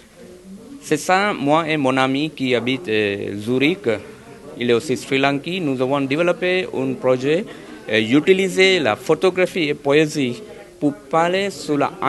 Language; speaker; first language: French; non-native, learner; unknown